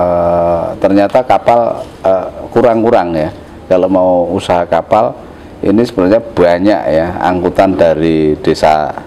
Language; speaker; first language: Indonesian; native; Indonesian